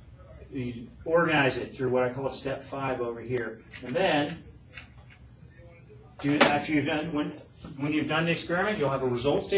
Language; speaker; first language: English; native; English